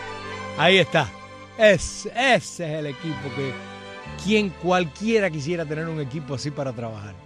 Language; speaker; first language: Spanish; native; Spanish